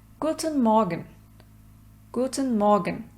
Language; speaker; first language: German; non-native, fluent; Turkish